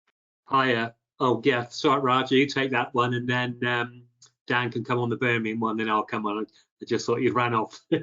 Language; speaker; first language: English; native; English